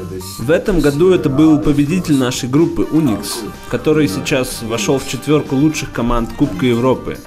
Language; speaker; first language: Russian; non-native, local second language; Estonian